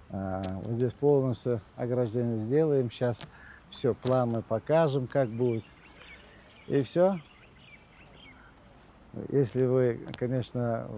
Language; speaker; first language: Russian; non-native, local second language; Kyrgyz